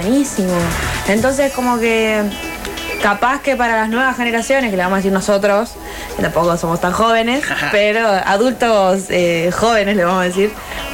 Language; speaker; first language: Spanish; native; Spanish